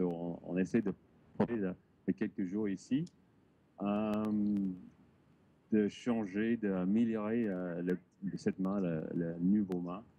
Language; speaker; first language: French; non-native, learner; English